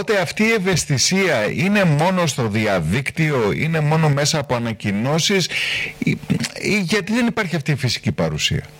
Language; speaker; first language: Greek; native; Greek